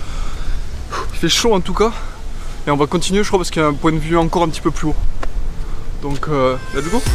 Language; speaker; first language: French; native; French